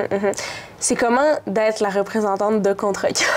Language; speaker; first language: French; native; French